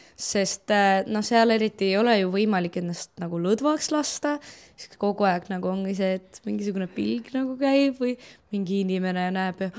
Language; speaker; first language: Estonian; non-native, local second language; Russian